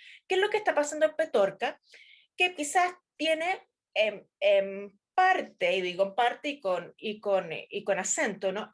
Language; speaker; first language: Spanish; native; Spanish